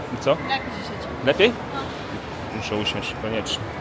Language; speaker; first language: Polish; native; Polish